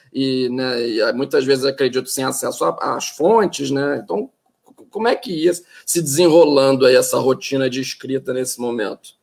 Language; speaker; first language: Portuguese; native; Portuguese